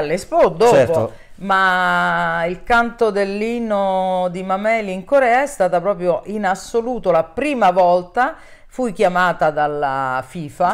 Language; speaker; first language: Italian; native; Italian